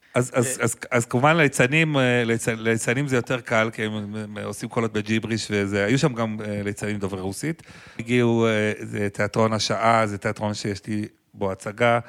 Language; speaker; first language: Hebrew; native; Hebrew